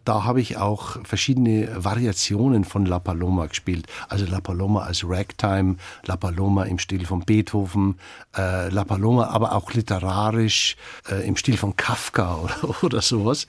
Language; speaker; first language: German; native; German